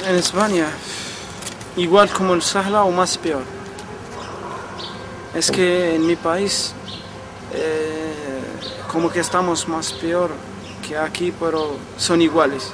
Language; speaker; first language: Spanish; non-native, fluent; Arabic